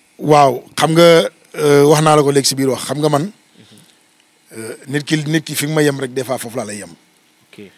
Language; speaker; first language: Wolof; native; Wolof